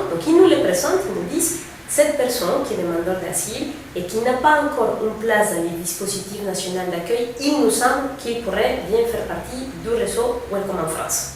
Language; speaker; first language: French; non-native, fluent; Spanish